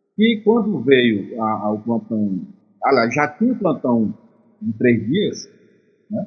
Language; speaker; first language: Portuguese; native; Portuguese